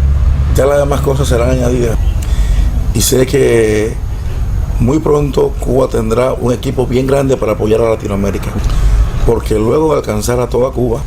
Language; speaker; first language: Spanish; native; Spanish